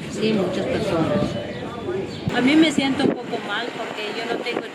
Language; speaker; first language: Spanish; non-native, local second language; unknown